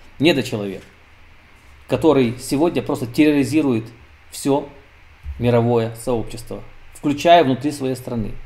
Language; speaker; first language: Russian; native; Russian